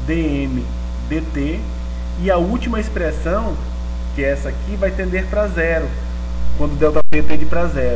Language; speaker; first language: Portuguese; native; Portuguese